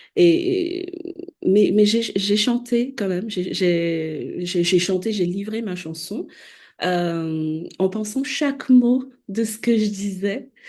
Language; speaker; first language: French; non-native, local second language; Malagasy